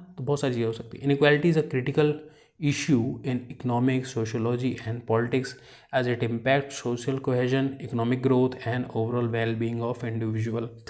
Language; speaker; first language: Hindi; native; Hindi